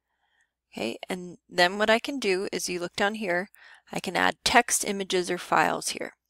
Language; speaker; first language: English; native; English